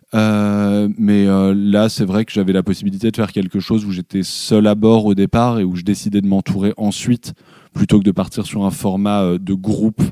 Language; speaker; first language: French; native; French